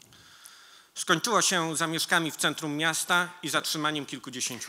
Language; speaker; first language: Polish; native; Polish